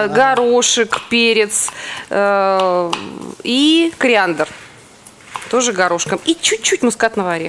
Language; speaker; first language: Russian; native; Russian